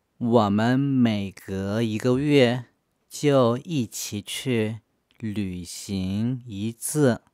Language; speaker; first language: Chinese; non-native, fluent; Korean